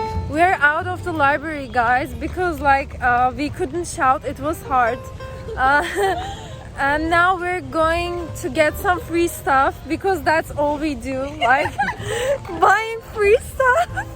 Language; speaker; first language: English; non-native, fluent; Turkish